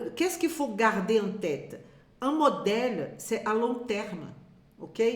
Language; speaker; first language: French; non-native, fluent; Portuguese